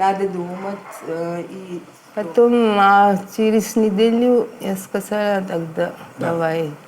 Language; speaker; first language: Russian; non-native, learner; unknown